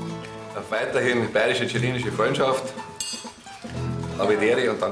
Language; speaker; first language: German; native; German